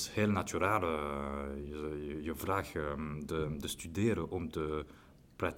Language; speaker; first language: Dutch; non-native, learner; French